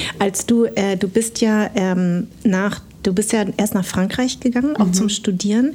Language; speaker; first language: German; early bilingual, other home language; Vietnamese